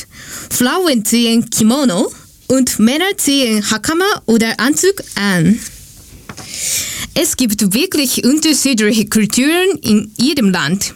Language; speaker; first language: German; non-native, learner; Japanese